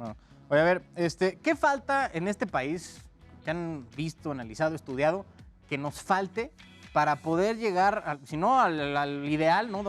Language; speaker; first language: Spanish; native; Spanish